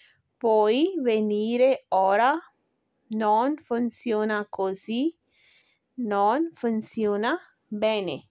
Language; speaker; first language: Italian; non-native, fluent; Urdu